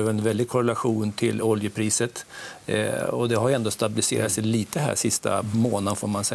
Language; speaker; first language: Swedish; native; Swedish